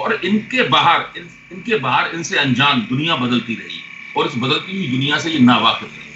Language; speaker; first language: Hindi; native; Hindi